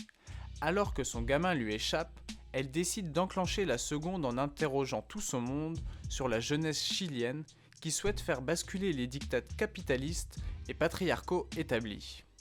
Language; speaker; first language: French; native; French